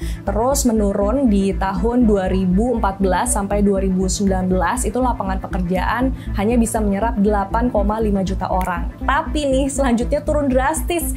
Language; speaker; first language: Indonesian; native; Indonesian